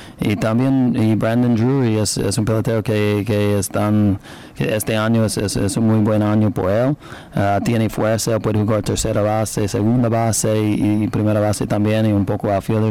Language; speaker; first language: Spanish; non-native, learner; English